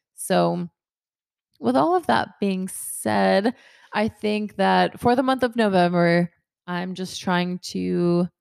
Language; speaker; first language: English; native; English